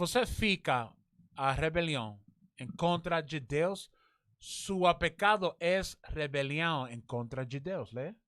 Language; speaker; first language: Portuguese; non-native, learner; English